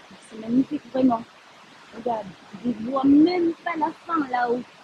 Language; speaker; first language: French; non-native, learner; Cebuano